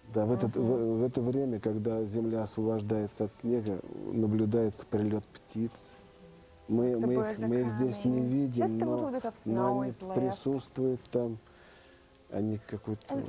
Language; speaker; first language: Russian; native; Russian